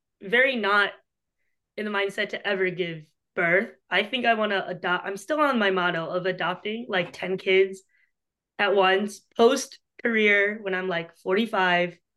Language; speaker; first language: English; native; English